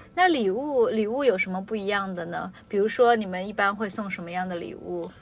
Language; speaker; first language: Chinese; native; Chinese